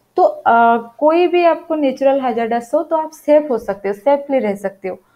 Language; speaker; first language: Hindi; non-native, local second language; Odia